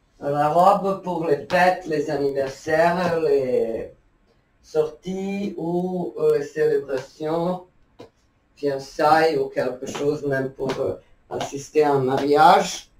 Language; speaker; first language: French; non-native, fluent; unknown